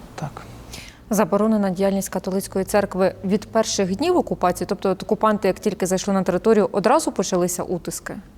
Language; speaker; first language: Ukrainian; native; Ukrainian